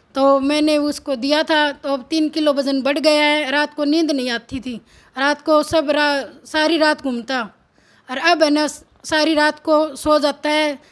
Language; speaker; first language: Hindi; native; Hindi